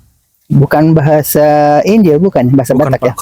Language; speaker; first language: Indonesian; native; Indonesian